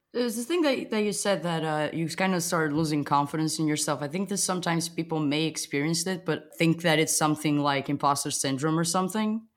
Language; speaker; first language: English; non-native, fluent; Portuguese